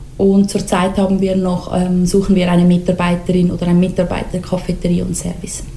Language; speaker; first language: German; native; German